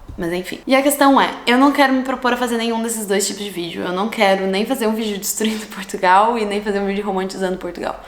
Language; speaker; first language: Portuguese; native; Portuguese